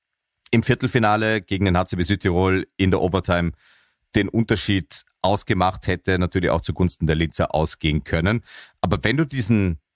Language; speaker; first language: German; native; German